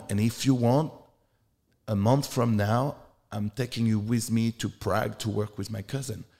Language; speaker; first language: English; non-native, fluent; French